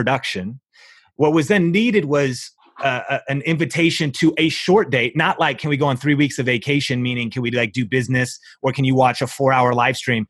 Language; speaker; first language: English; native; English